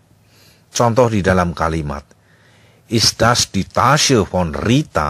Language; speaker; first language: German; non-native, fluent; Indonesian